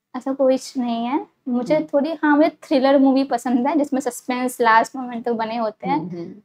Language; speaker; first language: Hindi; native; Hindi